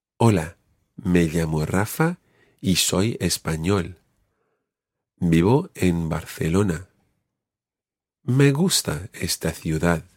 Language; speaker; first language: Spanish; non-native, fluent; English